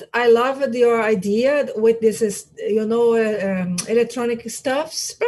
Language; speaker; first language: English; non-native, learner; Portuguese